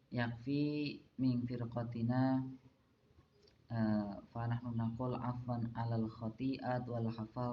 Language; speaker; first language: Arabic; non-native, learner; Indonesian